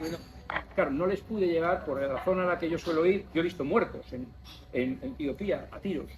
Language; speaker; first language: Spanish; native; Spanish